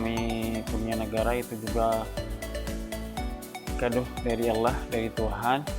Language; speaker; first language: Indonesian; non-native, learner; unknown